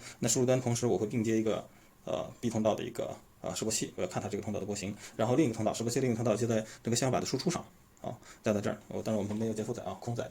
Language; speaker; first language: Chinese; native; Chinese